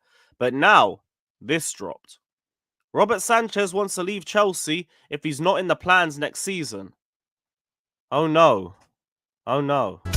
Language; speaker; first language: English; native; English